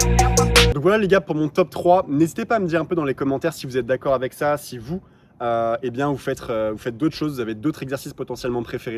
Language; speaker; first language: French; native; French